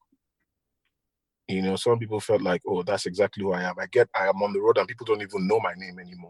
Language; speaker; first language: English; non-native, local second language; Hausa